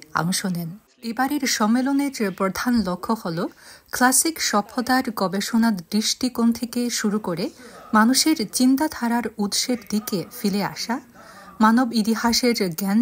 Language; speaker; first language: Bangla; non-native, fluent; Chinese